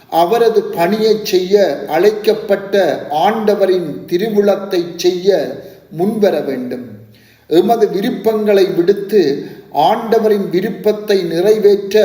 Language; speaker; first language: Tamil; native; Tamil